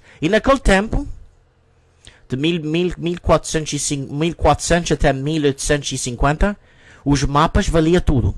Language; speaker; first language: Portuguese; non-native, learner; English